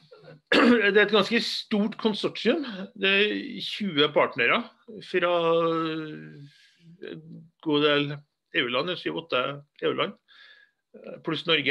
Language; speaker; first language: Norwegian; native; Norwegian